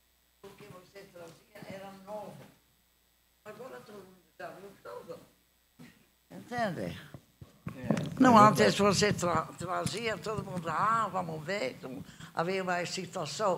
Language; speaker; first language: Portuguese; non-native, fluent; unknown